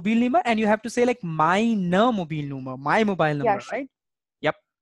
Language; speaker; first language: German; non-native, fluent; Hindi